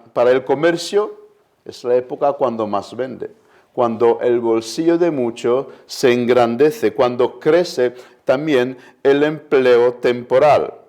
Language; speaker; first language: Spanish; non-native, fluent; Romanian